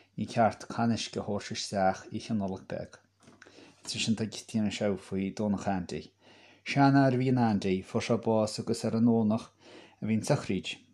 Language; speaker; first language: Irish; native; Irish